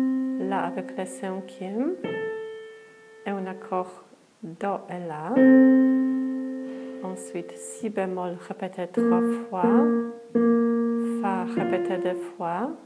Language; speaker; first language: French; non-native, fluent; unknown